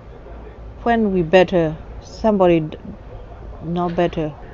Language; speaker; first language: English; non-native, learner; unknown